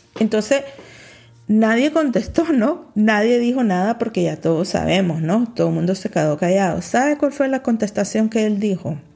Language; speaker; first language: Spanish; early bilingual, heritage; Spanish